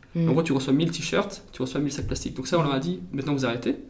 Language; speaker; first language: French; native; French